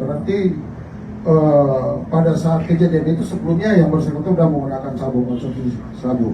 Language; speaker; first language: Indonesian; native; Indonesian